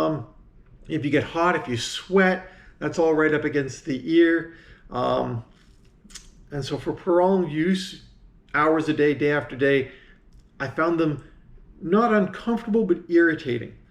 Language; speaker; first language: English; native; English